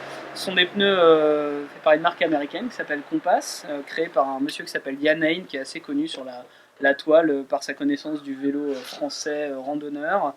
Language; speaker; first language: French; native; French